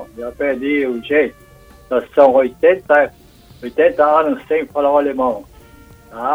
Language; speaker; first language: Portuguese; non-native, local second language; German